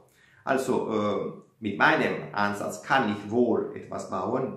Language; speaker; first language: German; non-native, fluent; Italian